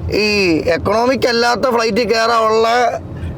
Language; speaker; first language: Malayalam; native; Malayalam